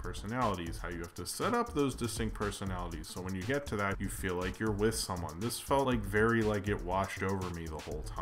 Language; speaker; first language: English; native; English